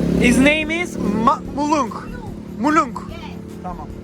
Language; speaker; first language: English; non-native, learner; Turkish